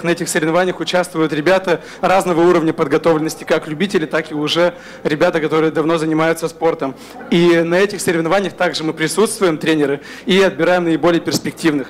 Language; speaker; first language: Russian; native; Russian